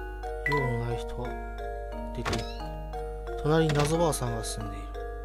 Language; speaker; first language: Japanese; native; Japanese